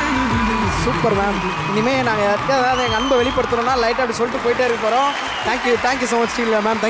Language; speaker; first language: Tamil; native; Tamil